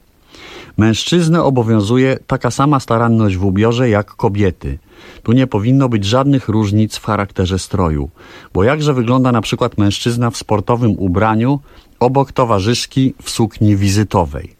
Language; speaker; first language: Polish; native; Polish